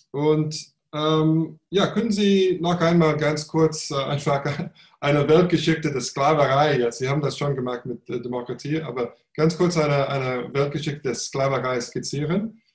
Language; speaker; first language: German; non-native, fluent; English